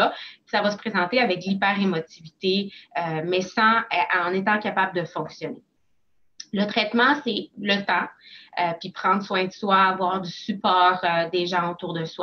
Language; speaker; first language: French; native; French